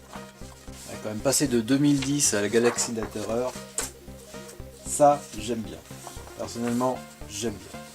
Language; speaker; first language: French; native; French